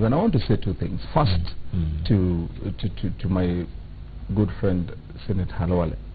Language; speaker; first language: English; non-native, local second language; Kikuyu